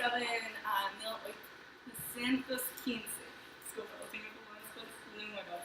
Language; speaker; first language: Portuguese; non-native, fluent; English